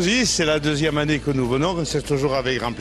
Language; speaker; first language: French; native; French